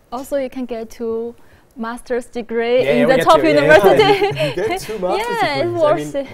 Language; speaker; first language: English; non-native, fluent; Chinese